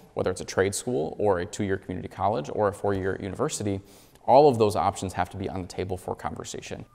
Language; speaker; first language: English; native; English